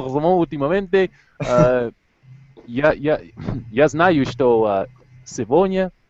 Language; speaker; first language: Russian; non-native, learner; English